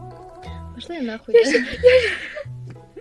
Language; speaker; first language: Russian; native; Russian